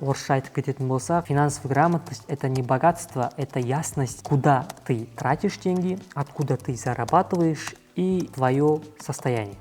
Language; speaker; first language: Russian; non-native, local second language; Kazakh